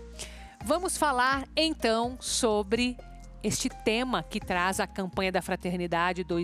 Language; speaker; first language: Portuguese; native; Portuguese